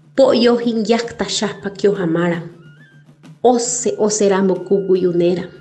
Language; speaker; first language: Spanish; non-native, local second language; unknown